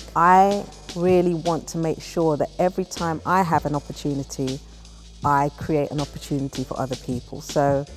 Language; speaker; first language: English; native; English